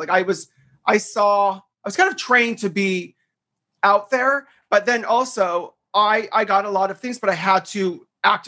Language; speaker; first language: English; native; English